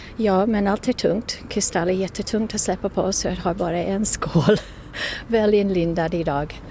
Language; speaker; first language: Swedish; non-native, fluent; English